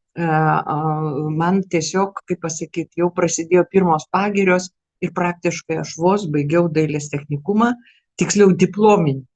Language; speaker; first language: Lithuanian; native; Lithuanian